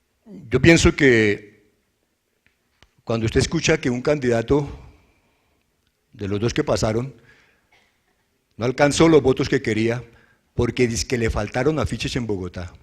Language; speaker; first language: Spanish; native; Spanish